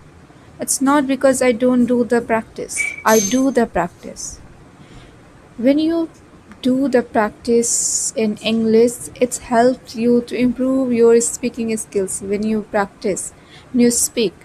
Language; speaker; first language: English; non-native, learner; Bhojpuri